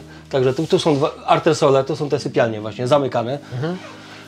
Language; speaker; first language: Polish; native; Polish